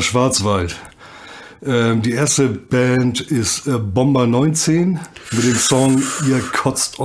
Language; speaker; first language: German; native; German